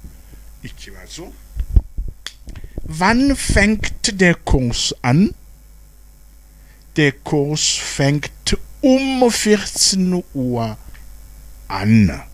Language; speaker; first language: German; non-native, fluent; Rundi